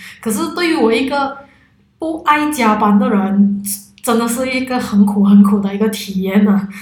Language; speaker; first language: Chinese; non-native, local second language; Cantonese